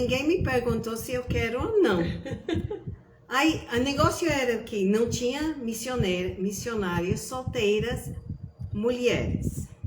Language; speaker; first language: Portuguese; non-native, fluent; English